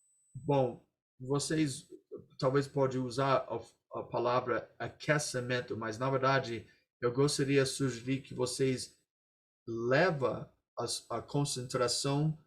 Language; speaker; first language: Portuguese; non-native, fluent; English